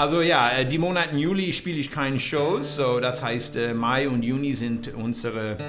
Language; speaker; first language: German; non-native, learner; English